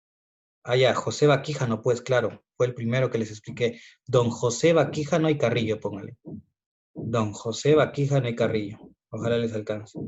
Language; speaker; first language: Spanish; native; Spanish